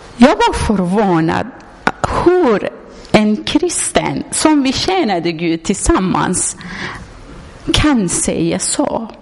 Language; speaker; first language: Swedish; non-native, learner; Persian